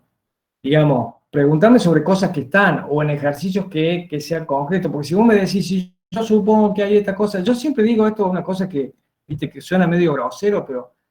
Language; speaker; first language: Spanish; native; Spanish